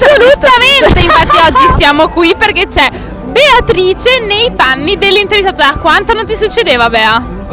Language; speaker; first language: Italian; native; Italian